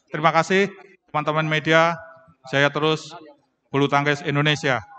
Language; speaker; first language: Indonesian; native; Indonesian